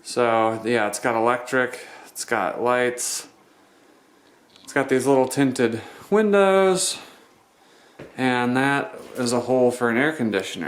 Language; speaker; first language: English; native; English